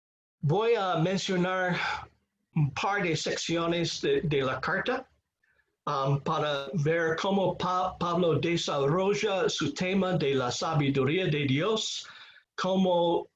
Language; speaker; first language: Spanish; non-native, fluent; English